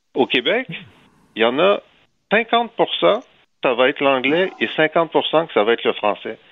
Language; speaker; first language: French; native; French